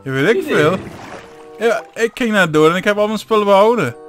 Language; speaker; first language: Dutch; native; Dutch